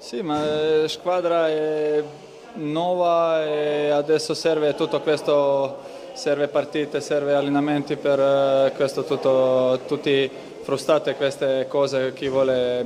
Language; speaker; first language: Italian; non-native, learner; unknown